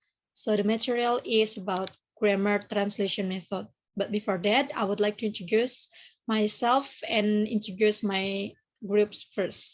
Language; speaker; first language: English; non-native, learner; Indonesian